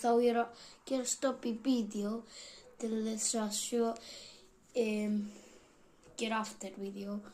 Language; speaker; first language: Icelandic; non-native, learner; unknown